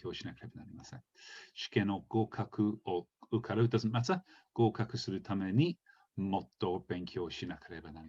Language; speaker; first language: Japanese; non-native, fluent; English